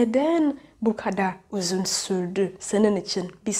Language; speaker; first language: Turkish; non-native, fluent; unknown